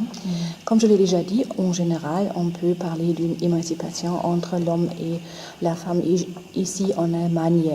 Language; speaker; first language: French; non-native, fluent; German